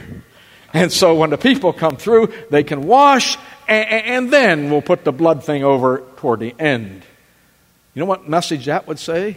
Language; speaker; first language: English; native; English